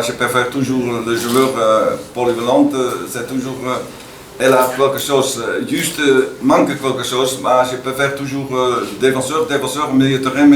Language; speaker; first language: French; non-native, learner; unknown